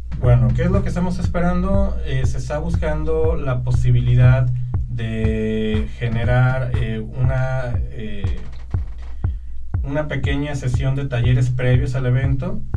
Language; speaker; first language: Spanish; native; Spanish